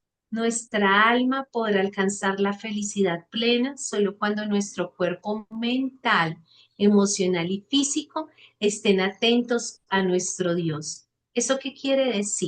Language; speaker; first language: Spanish; native; Spanish